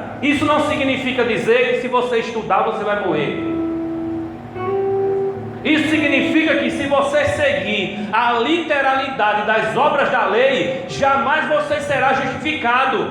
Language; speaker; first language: Portuguese; native; Portuguese